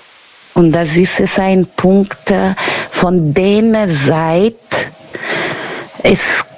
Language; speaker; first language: German; non-native, fluent; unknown